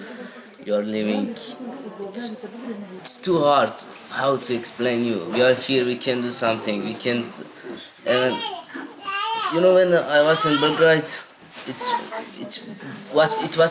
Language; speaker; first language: English; non-native, learner; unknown